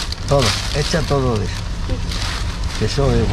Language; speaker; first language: Spanish; native; Spanish